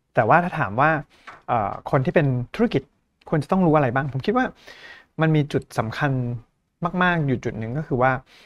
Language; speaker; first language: Thai; native; Thai